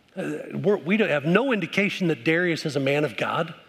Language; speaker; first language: English; native; English